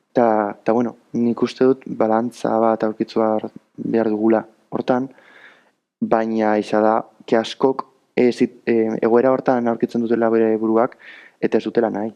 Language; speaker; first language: Basque; native; Basque